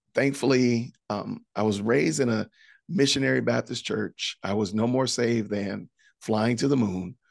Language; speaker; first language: English; native; English